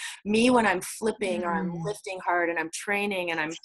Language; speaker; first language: English; native; English